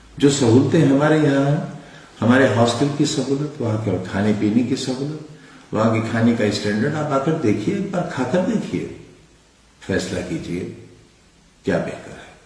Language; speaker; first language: Urdu; native; Urdu